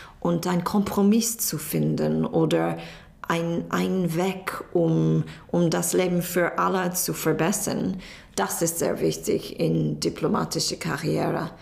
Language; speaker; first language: German; non-native, learner; English